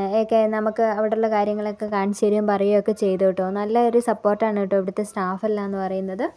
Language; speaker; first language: Malayalam; native; Malayalam